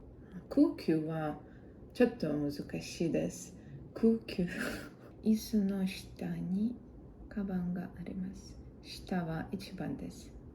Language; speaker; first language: Japanese; non-native, learner; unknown